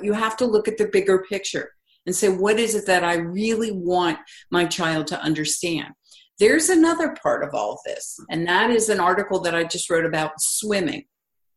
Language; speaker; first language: English; native; English